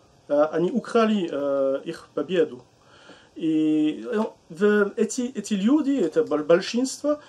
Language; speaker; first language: Russian; non-native, learner; French